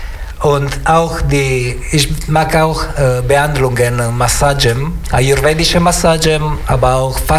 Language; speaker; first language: German; non-native, learner; Italian